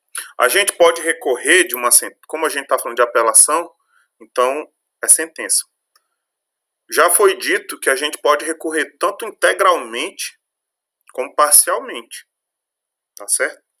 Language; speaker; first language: Portuguese; native; Portuguese